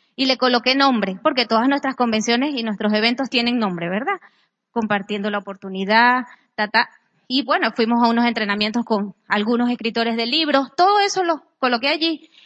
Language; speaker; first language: Spanish; native; Spanish